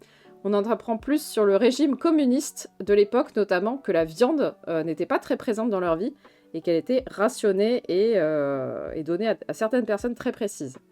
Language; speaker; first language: French; native; French